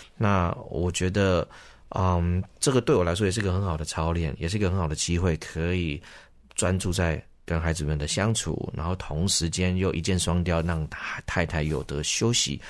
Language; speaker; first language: Chinese; native; Chinese